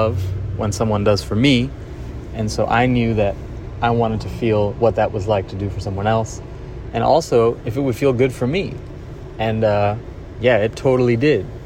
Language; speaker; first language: English; non-native, local second language; Hindi